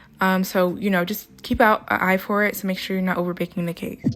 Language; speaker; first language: English; native; English